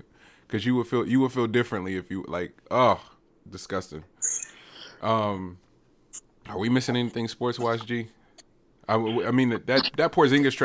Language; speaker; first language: English; native; English